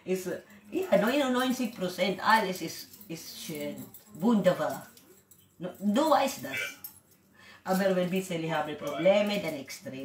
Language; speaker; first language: German; non-native, learner; Waray